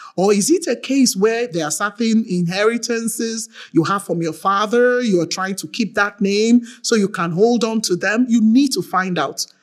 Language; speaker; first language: English; non-native, local second language; Yoruba